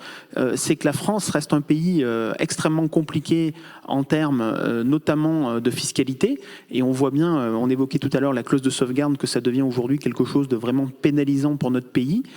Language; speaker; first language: French; native; French